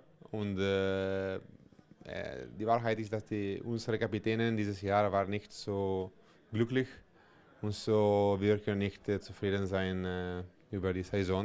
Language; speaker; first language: German; non-native, local second language; Italian